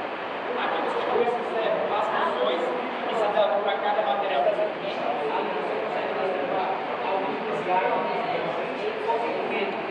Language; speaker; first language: Portuguese; native; Portuguese